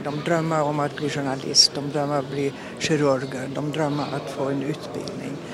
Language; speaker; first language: Swedish; non-native, fluent; German